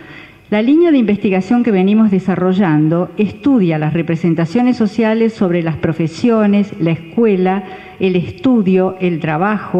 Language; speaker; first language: Spanish; native; Spanish